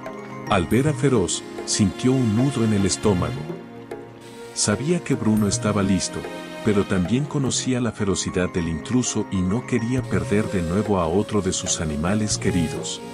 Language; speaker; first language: Spanish; native; Spanish